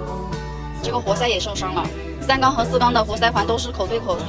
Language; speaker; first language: Chinese; native; Chinese